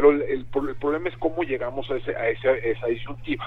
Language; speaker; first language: Spanish; native; Spanish